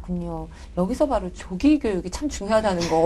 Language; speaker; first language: Korean; native; Korean